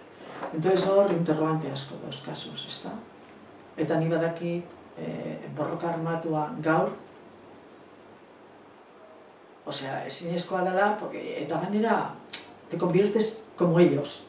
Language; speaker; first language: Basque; non-native, local second language; Spanish